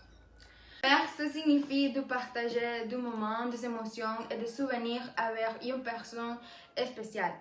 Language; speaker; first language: French; non-native, learner; Spanish